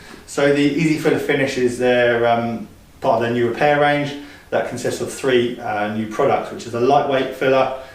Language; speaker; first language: English; native; English